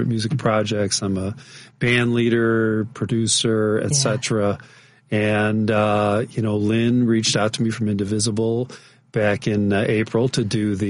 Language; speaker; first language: English; native; English